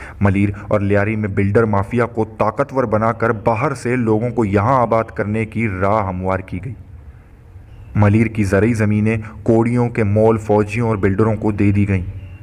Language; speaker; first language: Urdu; non-native, local second language; Baluchi